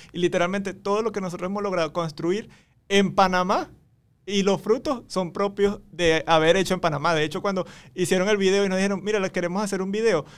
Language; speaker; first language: Spanish; native; Spanish